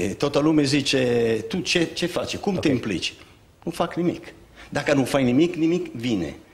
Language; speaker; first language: Romanian; non-native, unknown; Italian